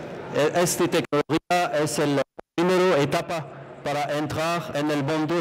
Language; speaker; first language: Spanish; non-native, fluent; French